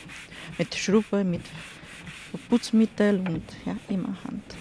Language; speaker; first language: German; non-native, learner; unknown